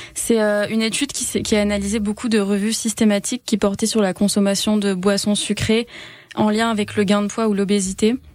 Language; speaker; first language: French; native; French